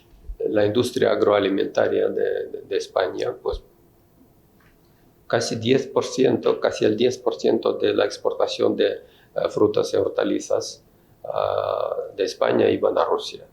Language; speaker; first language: Spanish; non-native, fluent; Russian